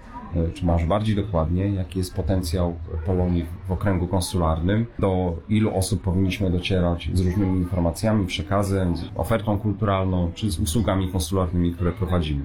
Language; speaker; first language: Polish; native; Polish